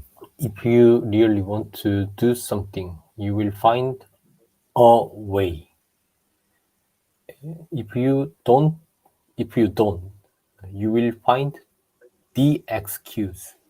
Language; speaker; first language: English; non-native, learner; Japanese